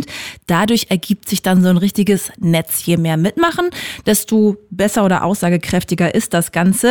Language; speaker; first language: German; native; German